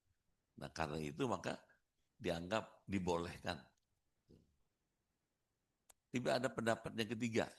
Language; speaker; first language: Indonesian; native; Indonesian